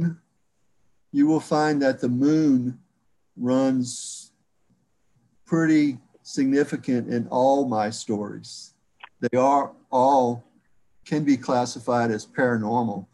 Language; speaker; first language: English; native; English